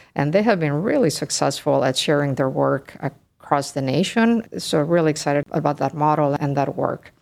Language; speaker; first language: English; early bilingual, other home language; Spanish